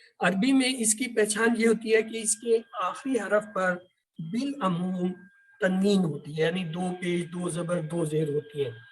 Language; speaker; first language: Urdu; native; Urdu